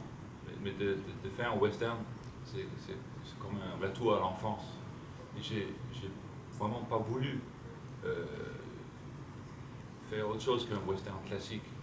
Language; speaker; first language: French; non-native, fluent; Danish